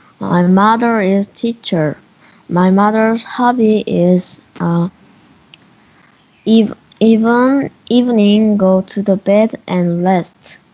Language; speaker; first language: English; non-native, learner; Korean